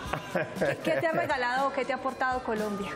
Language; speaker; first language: Spanish; native; Spanish